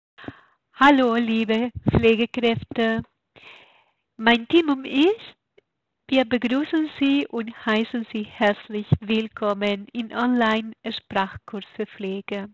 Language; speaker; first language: German; non-native, fluent; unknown